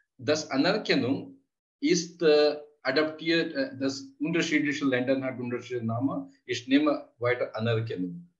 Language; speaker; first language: German; non-native, learner; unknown